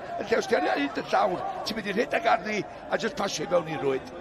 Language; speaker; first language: Welsh; native; Welsh